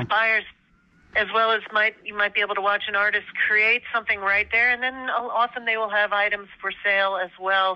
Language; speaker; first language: English; native; English